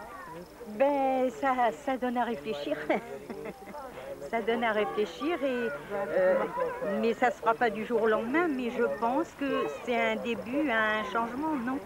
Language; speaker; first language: French; native; French